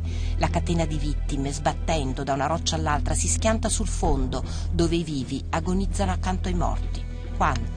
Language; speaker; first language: Italian; native; Italian